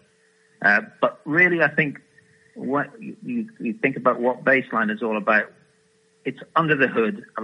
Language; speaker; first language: English; native; English